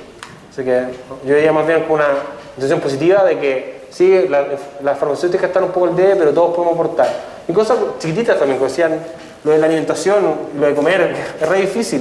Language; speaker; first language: Spanish; native; Spanish